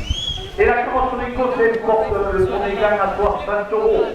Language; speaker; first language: French; native; French